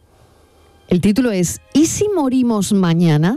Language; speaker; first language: Spanish; native; Spanish